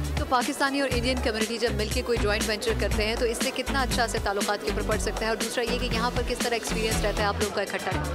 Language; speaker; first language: Urdu; native; Urdu